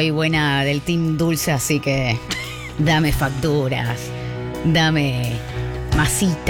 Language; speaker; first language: Spanish; native; Spanish